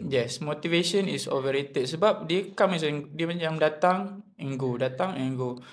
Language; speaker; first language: English; non-native, local second language; Malay